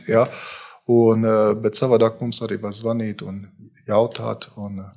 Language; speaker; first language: Latvian; non-native, local second language; Russian